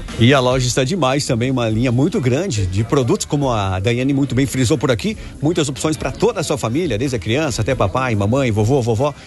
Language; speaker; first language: Portuguese; native; Portuguese